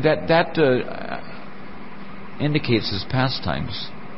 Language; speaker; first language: English; native; English